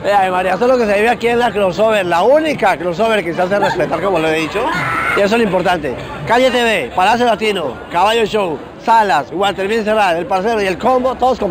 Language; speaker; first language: Spanish; native; Spanish